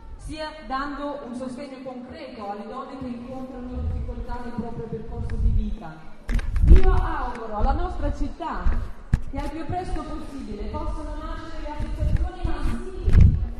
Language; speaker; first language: Italian; non-native, fluent; Russian